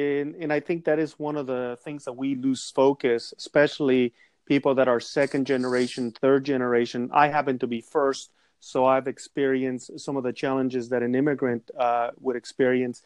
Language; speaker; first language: English; non-native, fluent; Spanish